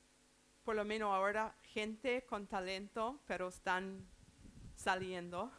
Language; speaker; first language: Spanish; non-native, learner; English